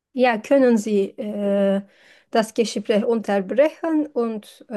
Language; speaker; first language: German; non-native, fluent; Turkish